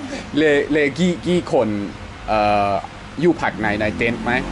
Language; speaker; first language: Thai; non-native, learner; English